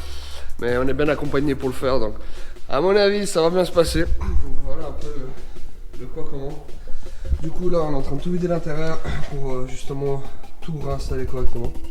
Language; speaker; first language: French; native; French